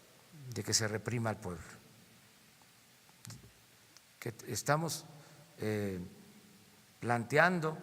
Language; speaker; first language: Spanish; native; Spanish